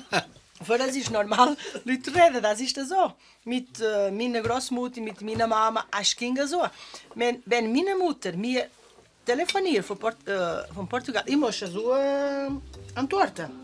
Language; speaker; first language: German; non-native, learner; Portuguese